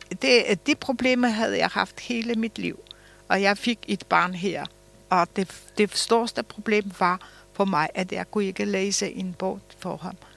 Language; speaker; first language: Danish; early bilingual, other home language; Polish